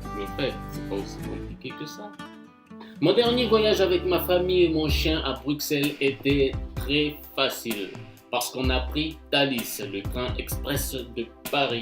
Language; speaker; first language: French; non-native, fluent; Japanese